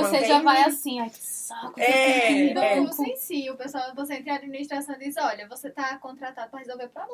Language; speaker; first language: Portuguese; native; Portuguese